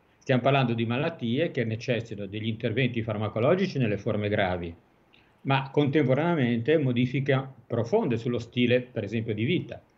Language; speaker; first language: Italian; native; Italian